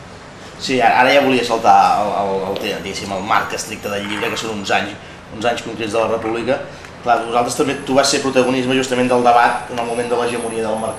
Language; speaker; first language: Catalan; native; Catalan